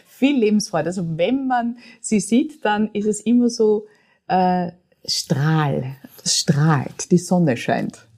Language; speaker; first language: German; native; German